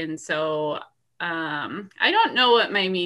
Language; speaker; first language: English; native; English